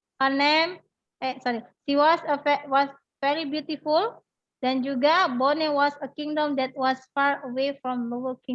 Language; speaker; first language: English; non-native, learner; Indonesian